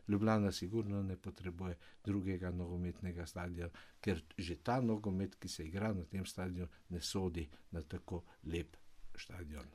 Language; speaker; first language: Slovenian; native; Slovenian